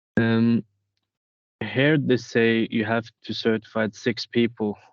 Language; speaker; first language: English; non-native, fluent; Norwegian